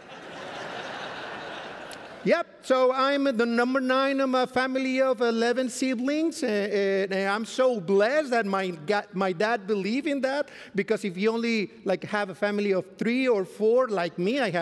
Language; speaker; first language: English; non-native, fluent; Spanish